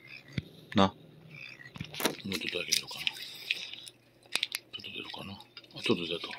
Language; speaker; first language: Japanese; native; Japanese